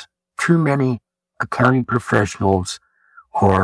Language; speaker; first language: English; native; English